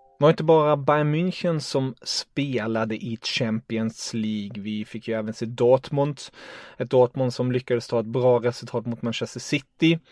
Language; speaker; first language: Swedish; non-native, fluent; German